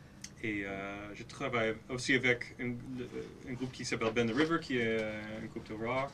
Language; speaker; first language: French; non-native, local second language; English